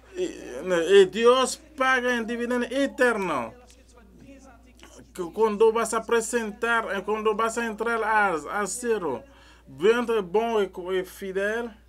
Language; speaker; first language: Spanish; non-native, learner; French